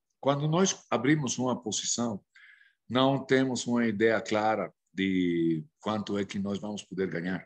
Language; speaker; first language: Portuguese; non-native, fluent; Spanish